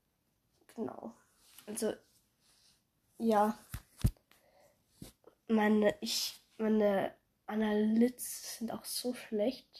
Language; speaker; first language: German; native; German